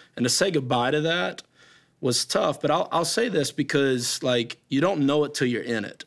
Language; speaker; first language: English; native; English